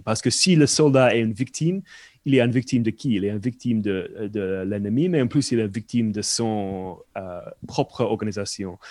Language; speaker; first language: French; non-native, fluent; English